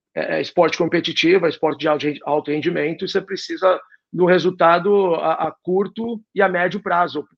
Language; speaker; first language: Portuguese; native; Portuguese